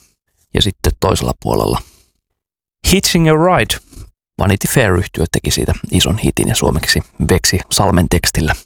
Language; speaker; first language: Finnish; native; Finnish